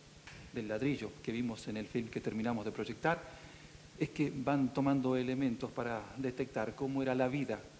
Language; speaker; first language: Spanish; native; Spanish